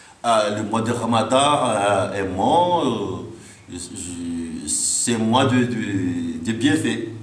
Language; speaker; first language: French; non-native, fluent; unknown